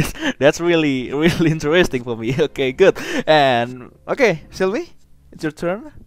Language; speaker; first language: English; non-native, learner; Indonesian